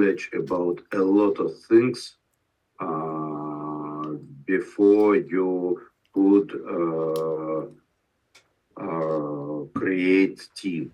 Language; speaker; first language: English; non-native, learner; Russian